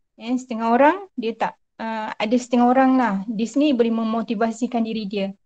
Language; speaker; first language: Malay; native; Malay